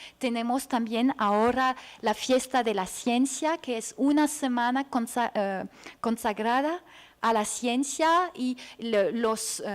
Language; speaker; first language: Spanish; non-native, fluent; French